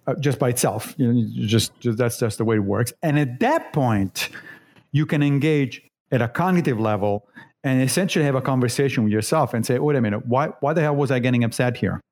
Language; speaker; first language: English; non-native, fluent; Italian